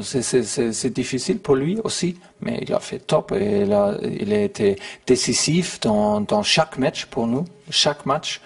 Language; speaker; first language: French; non-native, learner; German